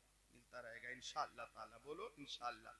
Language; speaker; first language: Urdu; native; Urdu